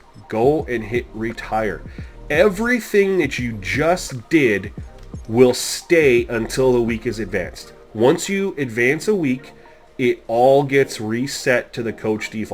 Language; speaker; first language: English; native; English